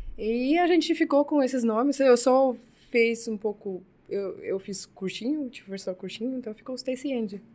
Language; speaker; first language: Portuguese; non-native, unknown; Russian